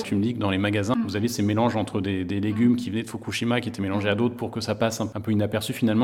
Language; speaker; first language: French; native; French